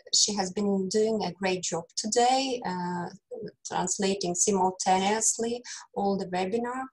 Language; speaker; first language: English; non-native, fluent; Russian